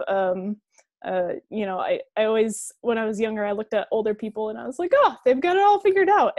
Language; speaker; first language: English; native; English